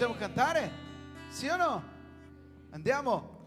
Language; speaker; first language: Italian; non-native, fluent; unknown